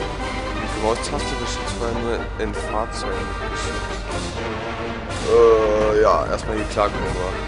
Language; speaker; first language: German; native; German